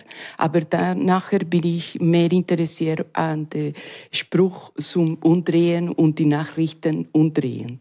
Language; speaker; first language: German; non-native, learner; Spanish